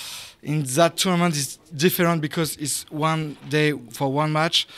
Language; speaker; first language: English; non-native, learner; French